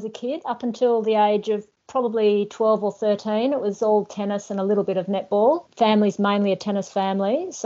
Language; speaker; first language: English; native; English